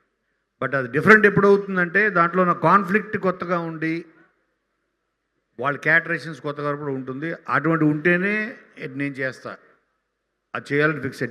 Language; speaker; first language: Telugu; native; Telugu